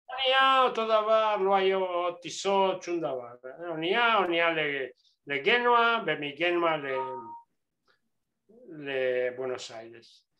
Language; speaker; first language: Hebrew; non-native, fluent; Spanish